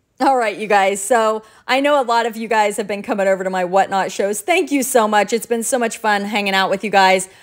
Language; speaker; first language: English; native; English